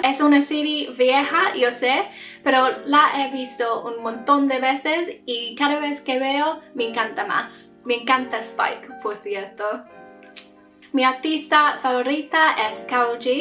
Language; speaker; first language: Spanish; non-native, learner; English